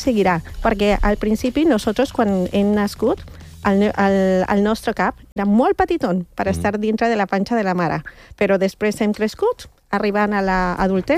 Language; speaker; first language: Catalan; non-native, learner; Spanish